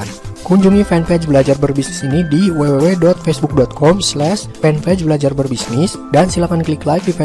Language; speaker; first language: Indonesian; native; Indonesian